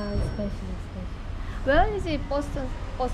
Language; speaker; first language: English; non-native, learner; Korean